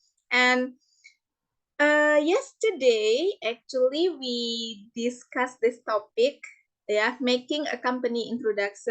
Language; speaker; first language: English; non-native, fluent; Indonesian